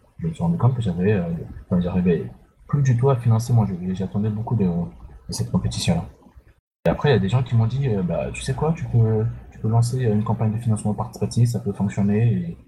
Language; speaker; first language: French; non-native, local second language; Sango